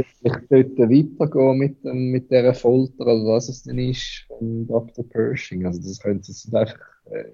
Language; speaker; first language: German; native; German